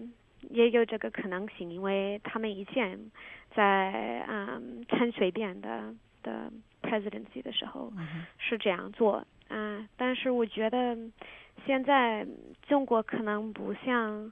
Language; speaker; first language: Chinese; non-native, fluent; English